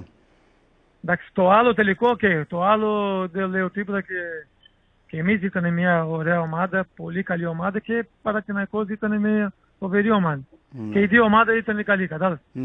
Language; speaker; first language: Greek; non-native, learner; Portuguese